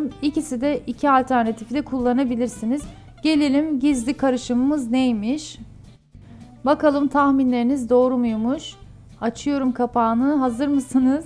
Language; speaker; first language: Turkish; native; Turkish